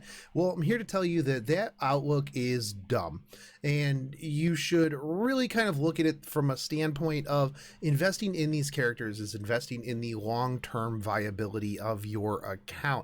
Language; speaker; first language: English; native; English